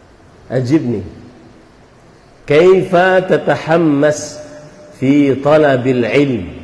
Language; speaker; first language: Arabic; non-native, fluent; Indonesian